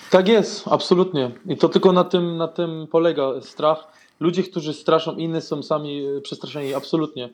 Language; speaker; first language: Polish; early bilingual, heritage; Polish